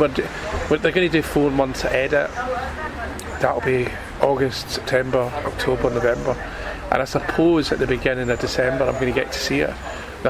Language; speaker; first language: English; native; English